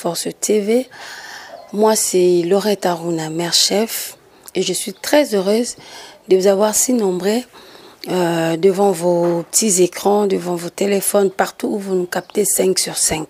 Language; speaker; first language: French; non-native, local second language; Lingala